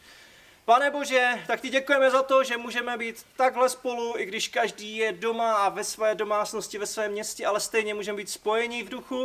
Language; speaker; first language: Czech; native; Czech